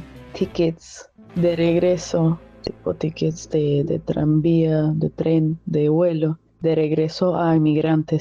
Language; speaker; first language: Spanish; non-native, fluent; German